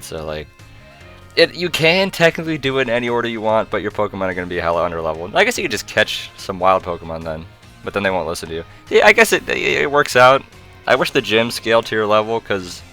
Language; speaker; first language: English; native; English